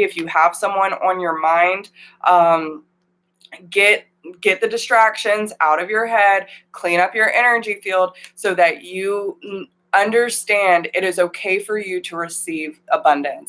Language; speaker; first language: English; native; English